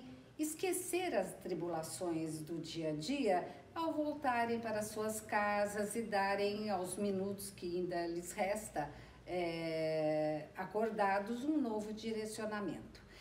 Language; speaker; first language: Portuguese; native; Portuguese